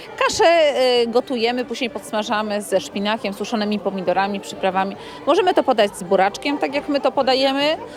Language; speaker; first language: Polish; native; Polish